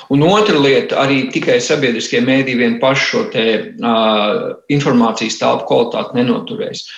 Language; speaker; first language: Latvian; native; Latvian